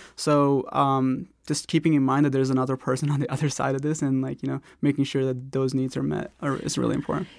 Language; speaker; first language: English; non-native, local second language; Telugu